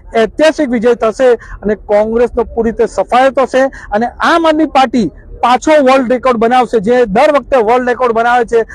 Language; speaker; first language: Gujarati; native; Gujarati